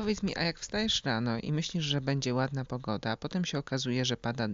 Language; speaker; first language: Polish; native; Polish